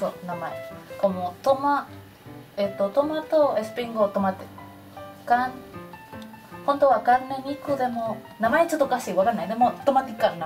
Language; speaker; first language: Japanese; non-native, learner; Spanish